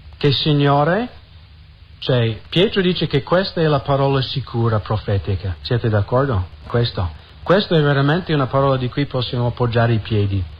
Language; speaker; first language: Italian; non-native, fluent; English